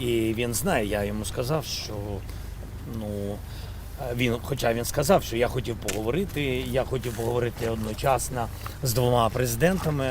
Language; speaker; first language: Ukrainian; non-native, local second language; Russian